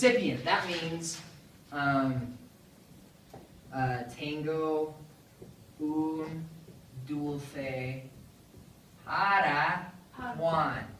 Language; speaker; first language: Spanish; non-native, fluent; English